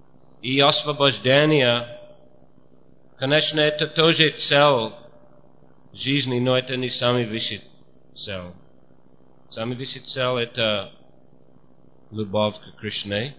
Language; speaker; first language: Russian; non-native, fluent; English